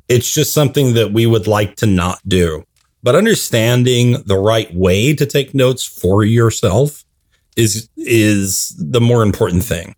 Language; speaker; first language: English; native; English